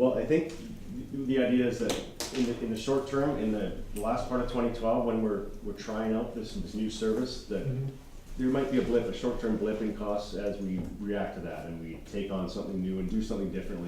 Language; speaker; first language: English; native; English